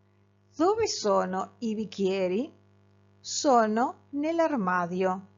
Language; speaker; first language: Italian; non-native, fluent; Spanish